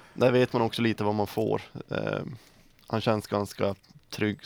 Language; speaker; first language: Swedish; native; Swedish